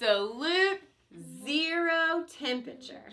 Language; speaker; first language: English; native; English